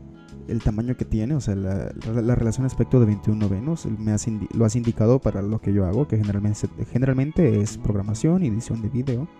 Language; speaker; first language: Spanish; native; Spanish